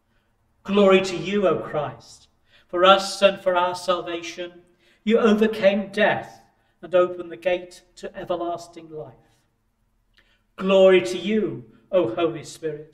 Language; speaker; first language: English; native; English